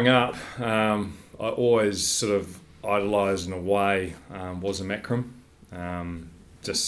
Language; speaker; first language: English; native; English